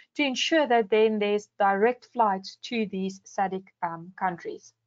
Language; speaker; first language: English; non-native, local second language; Afrikaans